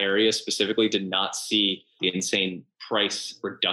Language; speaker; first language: English; native; English